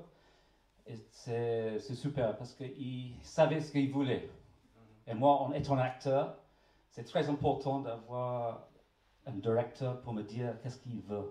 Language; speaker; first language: French; native; French